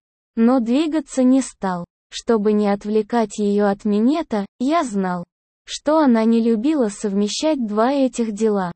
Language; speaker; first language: Russian; native; Russian